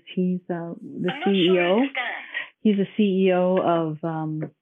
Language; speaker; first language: English; non-native, local second language; Cantonese